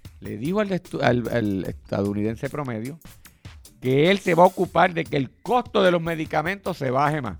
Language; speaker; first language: Spanish; native; Spanish